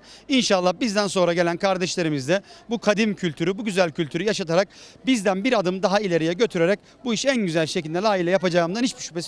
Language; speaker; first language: Turkish; native; Turkish